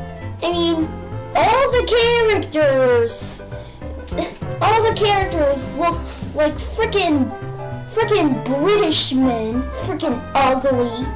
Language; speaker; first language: English; native; English